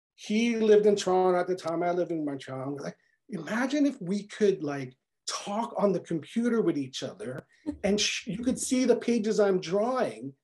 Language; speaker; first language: English; native; English